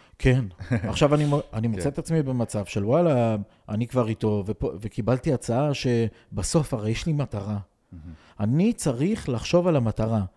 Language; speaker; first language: Hebrew; non-native, fluent; Russian